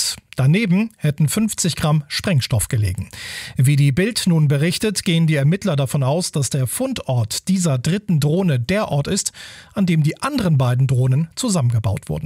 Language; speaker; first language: German; native; German